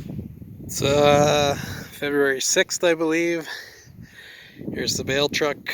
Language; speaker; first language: English; native; English